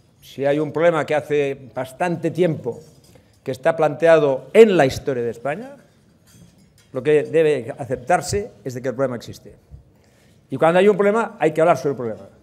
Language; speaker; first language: Spanish; non-native, local second language; Catalan